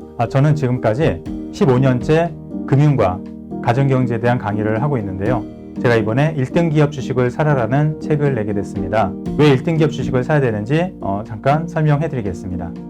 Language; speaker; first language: Korean; native; Korean